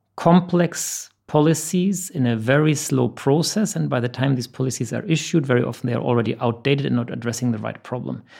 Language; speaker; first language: English; non-native, fluent; German